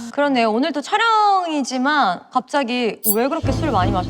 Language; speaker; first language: Korean; native; Korean